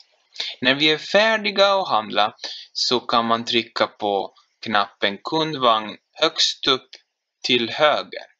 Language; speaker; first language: Swedish; non-native, fluent; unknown